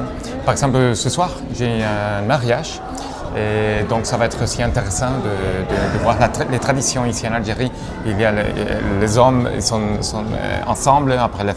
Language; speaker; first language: French; non-native, fluent; Spanish